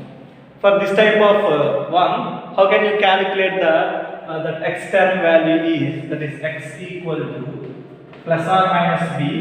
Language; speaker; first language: English; non-native, local second language; Telugu